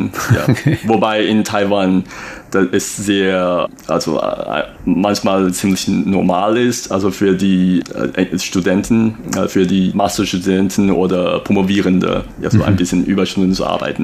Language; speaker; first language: German; non-native, fluent; Chinese